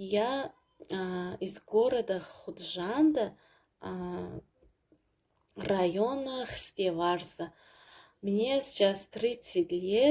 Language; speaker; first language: Russian; non-native, learner; Tajik